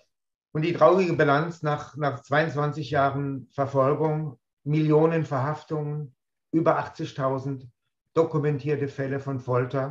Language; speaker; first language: German; native; German